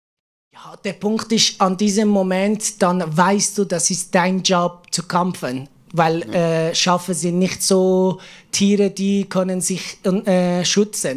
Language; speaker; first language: German; non-native, learner; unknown